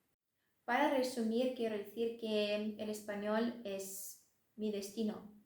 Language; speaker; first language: Spanish; non-native, fluent; Russian